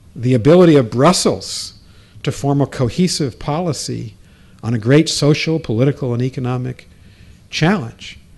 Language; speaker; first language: English; native; English